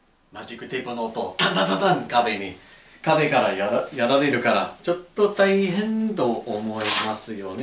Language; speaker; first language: Japanese; non-native, learner; English